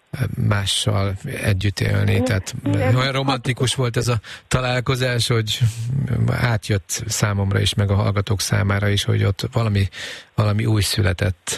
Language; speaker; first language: Hungarian; native; Hungarian